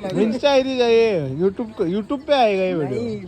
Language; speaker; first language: Hindi; non-native, local second language; Marathi